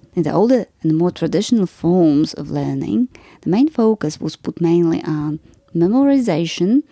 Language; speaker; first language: English; non-native, fluent; Polish